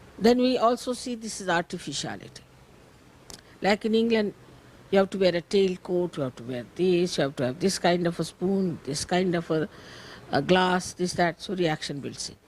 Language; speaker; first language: English; non-native, local second language; Marathi